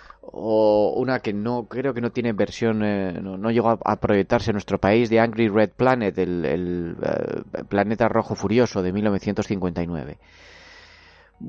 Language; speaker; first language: Spanish; native; Spanish